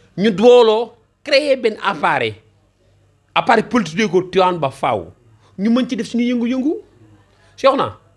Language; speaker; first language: French; non-native, local second language; Wolof